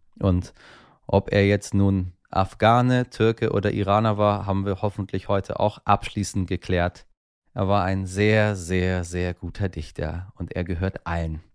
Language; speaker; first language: German; early bilingual, other home language; Persian